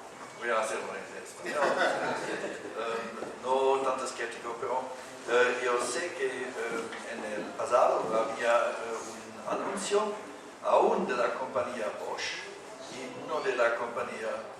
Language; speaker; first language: Spanish; non-native, fluent; German